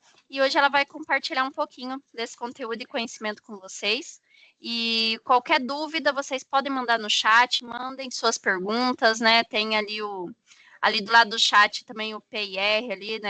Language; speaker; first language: Portuguese; native; Portuguese